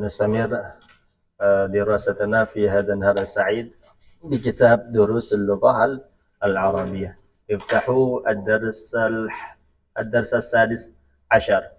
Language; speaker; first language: Arabic; non-native, learner; Indonesian